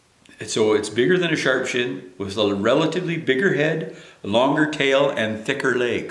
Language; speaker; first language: English; native; English